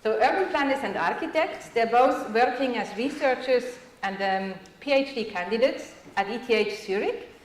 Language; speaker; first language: English; non-native, fluent; German